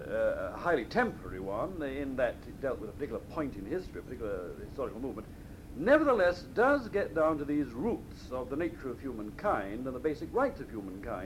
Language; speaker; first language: English; native; English